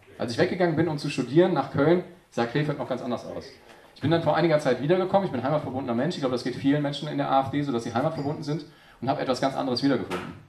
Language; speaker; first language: German; native; German